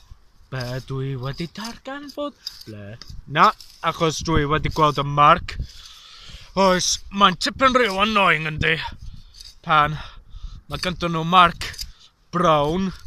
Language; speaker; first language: Welsh; non-native, learner; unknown